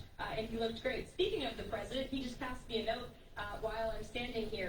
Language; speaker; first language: English; native; English